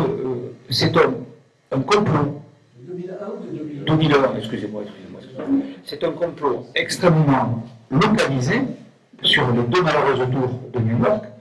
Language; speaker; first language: French; native; French